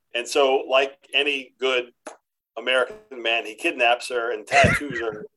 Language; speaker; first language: English; native; English